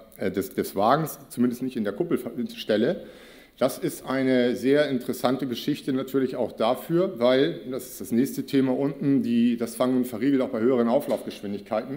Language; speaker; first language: German; native; German